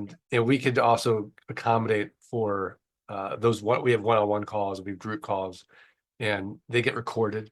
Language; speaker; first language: English; native; English